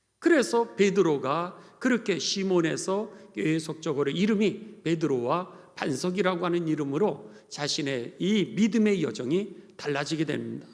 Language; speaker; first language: Korean; native; Korean